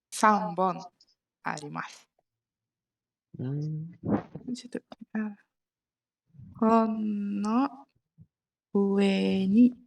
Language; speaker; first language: Japanese; non-native, fluent; Malay